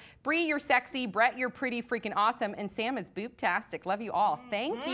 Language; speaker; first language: English; native; English